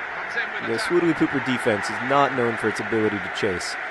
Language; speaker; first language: English; native; English